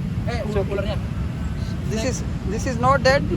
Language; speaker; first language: English; non-native, learner; Saraiki